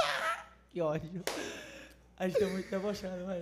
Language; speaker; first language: Portuguese; native; Portuguese